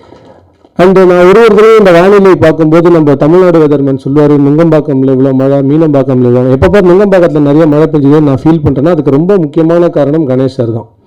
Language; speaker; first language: Tamil; native; Tamil